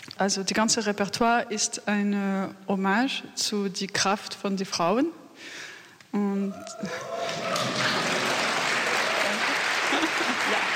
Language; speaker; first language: German; non-native, learner; French